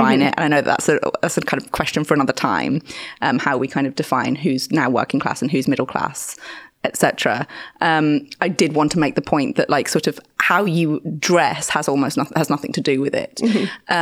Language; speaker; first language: English; native; English